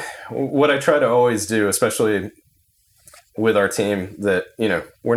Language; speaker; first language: English; native; English